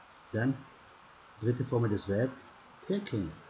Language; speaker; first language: German; native; German